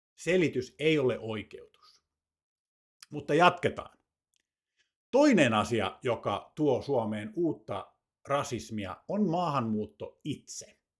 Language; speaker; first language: Finnish; native; Finnish